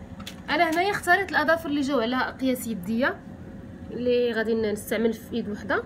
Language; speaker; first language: Arabic; native; Arabic